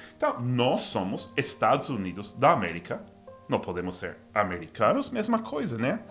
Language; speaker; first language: Portuguese; non-native, fluent; English